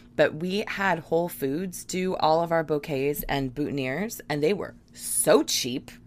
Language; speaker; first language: English; native; English